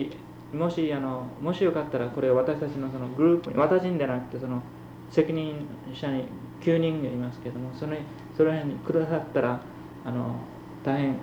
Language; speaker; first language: Japanese; early bilingual, heritage; Japanese